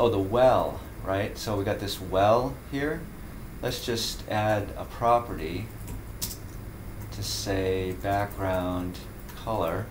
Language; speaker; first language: English; native; English